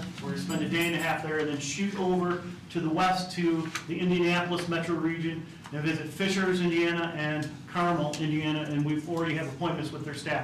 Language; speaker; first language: English; native; English